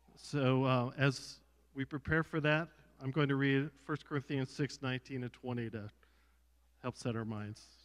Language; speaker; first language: English; native; English